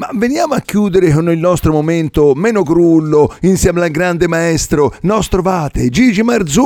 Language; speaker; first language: Italian; native; Italian